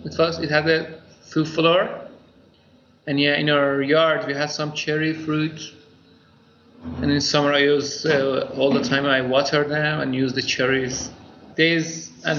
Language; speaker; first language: English; non-native, fluent; Persian